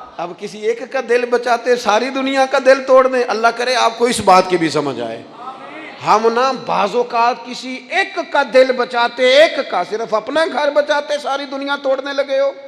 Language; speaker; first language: Urdu; non-native, local second language; Punjabi